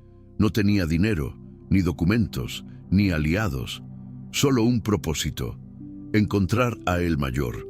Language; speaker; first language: Spanish; native; Spanish